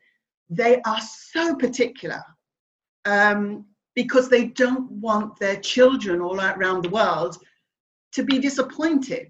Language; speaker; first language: English; native; English